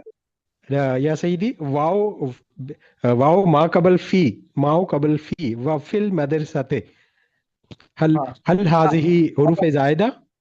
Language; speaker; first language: Arabic; non-native, learner; Urdu